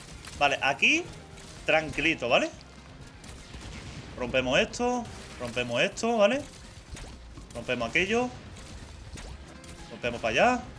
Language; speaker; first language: Spanish; native; Spanish